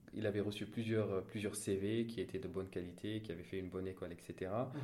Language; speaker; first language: French; non-native, local second language; Wolof